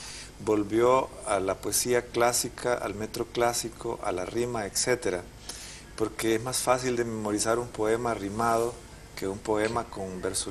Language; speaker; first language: Spanish; native; Spanish